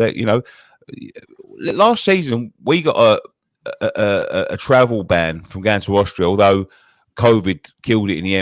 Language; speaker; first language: English; native; English